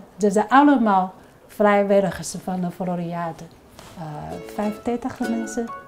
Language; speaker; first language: Dutch; non-native, learner; Chinese